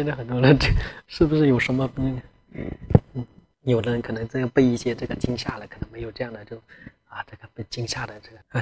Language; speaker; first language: Chinese; non-native, local second language; Tibetan